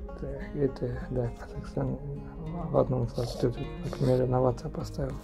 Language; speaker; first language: Russian; non-native, local second language; Kazakh